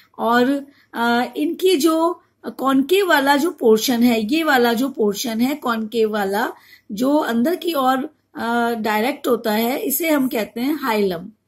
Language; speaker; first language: Hindi; native; Hindi